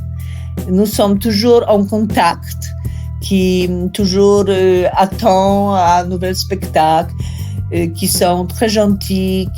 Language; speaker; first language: French; non-native, fluent; Polish